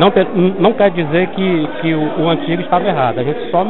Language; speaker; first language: Portuguese; native; Portuguese